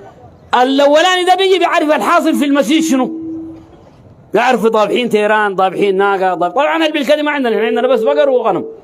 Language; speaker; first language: Arabic; native; Arabic